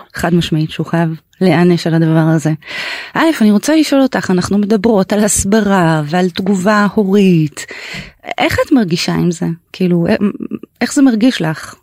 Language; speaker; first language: Hebrew; native; Hebrew